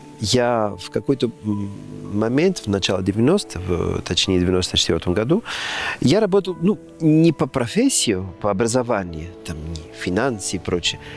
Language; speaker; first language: Russian; non-native, fluent; Greek